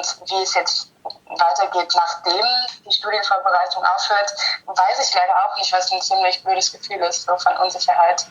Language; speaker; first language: German; native; German